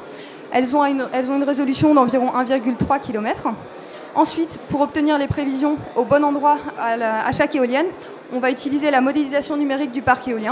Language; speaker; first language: French; native; French